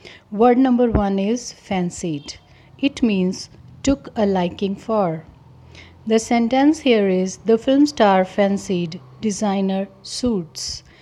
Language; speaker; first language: English; non-native, local second language; Punjabi